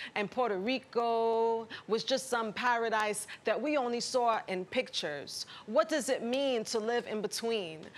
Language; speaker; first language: English; early bilingual, other home language; Spanish